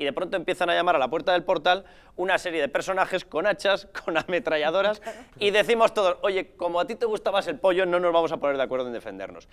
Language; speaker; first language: Spanish; native; Spanish